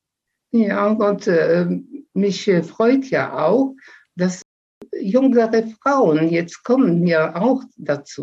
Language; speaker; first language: German; early bilingual, other home language; Polish